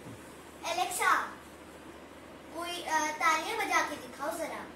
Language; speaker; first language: Hindi; native; Hindi